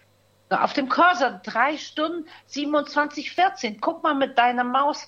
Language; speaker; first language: German; native; German